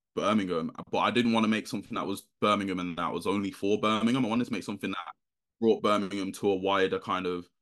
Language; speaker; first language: English; native; English